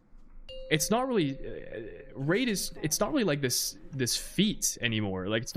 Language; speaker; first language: English; native; English